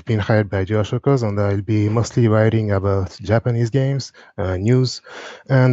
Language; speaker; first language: English; non-native, fluent; French